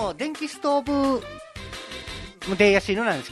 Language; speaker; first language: Japanese; native; Japanese